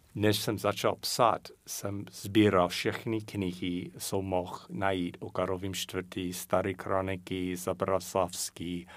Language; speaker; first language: Czech; non-native, fluent; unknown